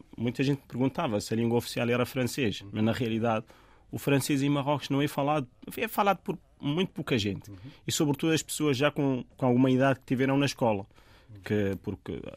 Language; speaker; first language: Portuguese; non-native, fluent; Arabic